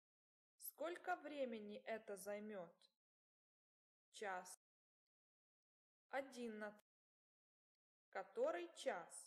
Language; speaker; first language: Russian; non-native, learner; English